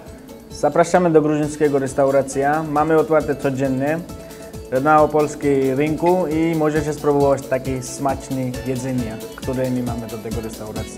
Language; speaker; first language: Polish; non-native, learner; Georgian